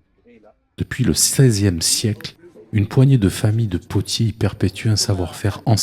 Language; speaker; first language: French; native; French